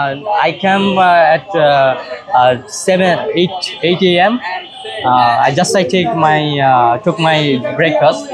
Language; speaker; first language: English; non-native, learner; Bangla